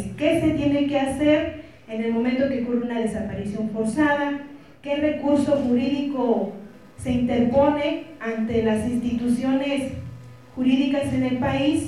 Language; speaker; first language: Spanish; native; Spanish